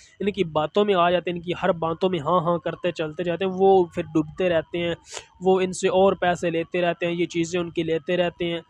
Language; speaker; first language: Urdu; non-native, local second language; Punjabi